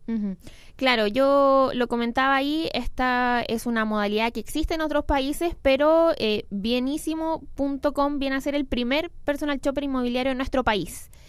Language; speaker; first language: Spanish; native; Spanish